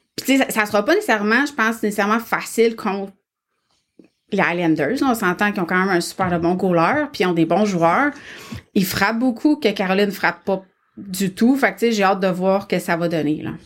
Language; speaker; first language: French; native; French